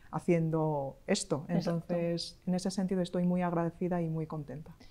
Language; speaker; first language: Spanish; non-native, fluent; Korean